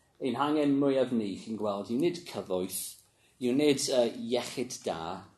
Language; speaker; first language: Welsh; non-native, local second language; English